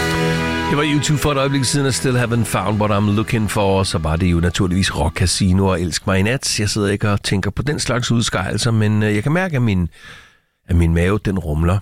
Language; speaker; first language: Danish; native; Danish